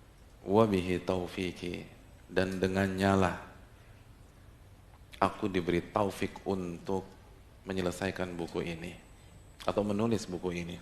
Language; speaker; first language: Indonesian; native; Indonesian